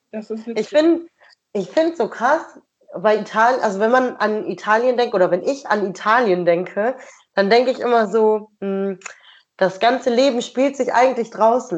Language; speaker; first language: German; native; German